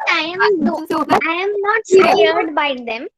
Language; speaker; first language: English; non-native, learner; Hindi